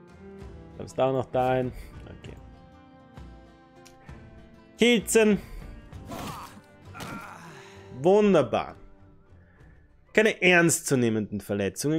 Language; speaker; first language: German; native; German